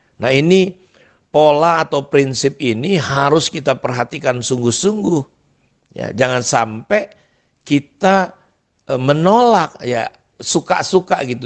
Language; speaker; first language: Indonesian; native; Indonesian